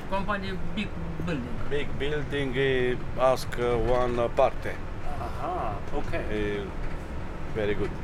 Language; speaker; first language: English; non-native, learner; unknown